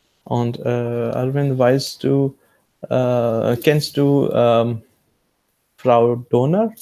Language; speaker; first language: German; non-native, learner; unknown